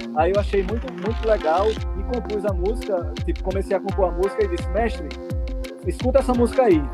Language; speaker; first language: Portuguese; native; Portuguese